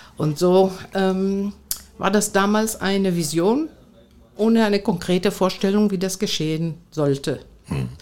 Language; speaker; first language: German; non-native, fluent; Greek